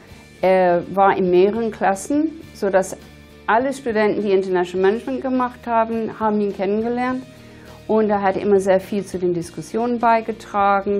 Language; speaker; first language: German; non-native, fluent; English